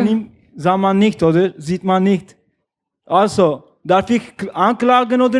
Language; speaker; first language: German; non-native, learner; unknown